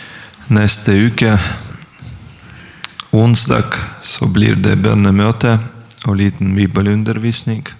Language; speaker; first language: Norwegian; non-native, fluent; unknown